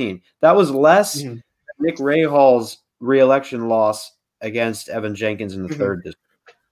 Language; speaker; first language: English; native; English